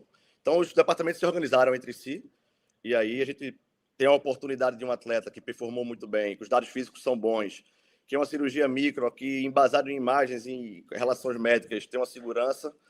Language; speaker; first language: Portuguese; native; Portuguese